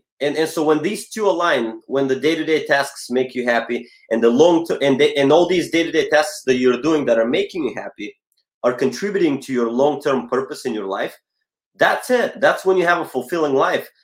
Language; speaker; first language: English; non-native, fluent; Bulgarian